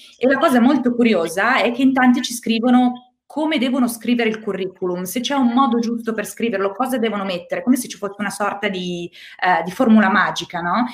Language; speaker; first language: Italian; native; Italian